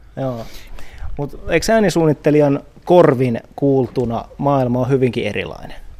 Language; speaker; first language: Finnish; native; Finnish